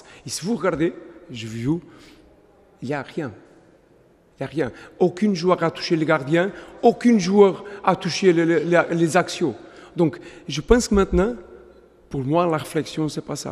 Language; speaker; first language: French; non-native, fluent; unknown